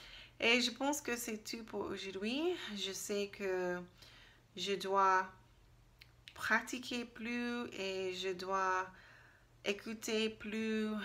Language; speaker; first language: French; non-native, learner; English